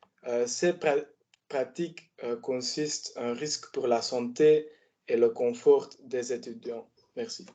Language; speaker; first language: French; non-native, learner; Dutch